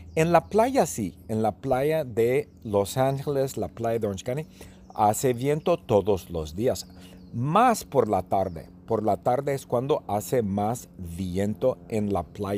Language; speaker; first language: Spanish; early bilingual, heritage; Spanish